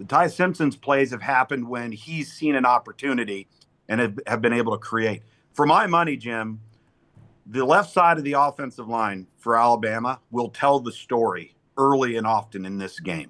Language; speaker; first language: English; native; English